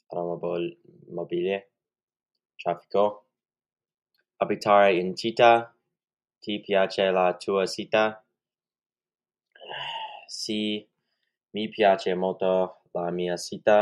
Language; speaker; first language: Italian; non-native, learner; English